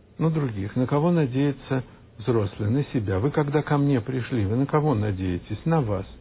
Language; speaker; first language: Russian; native; Russian